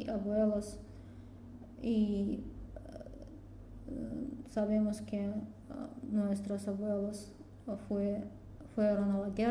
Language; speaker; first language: Spanish; non-native, learner; Russian